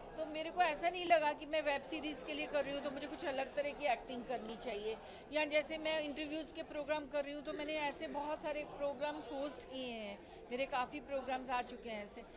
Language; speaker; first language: Hindi; non-native, local second language; Punjabi